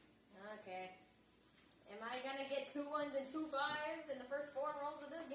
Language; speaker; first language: English; native; English